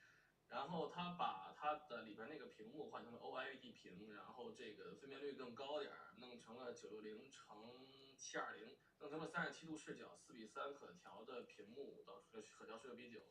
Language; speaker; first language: Chinese; native; Chinese